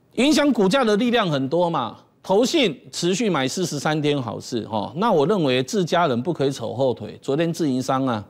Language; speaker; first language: Chinese; native; Chinese